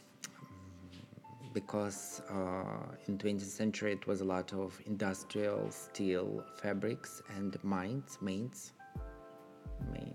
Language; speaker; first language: English; non-native, learner; Russian